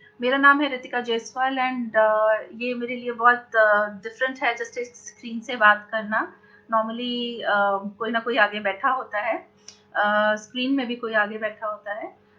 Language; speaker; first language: Hindi; native; Hindi